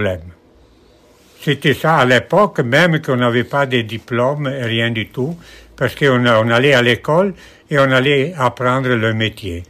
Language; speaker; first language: French; non-native, fluent; Italian